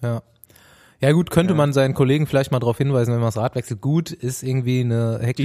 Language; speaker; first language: German; native; German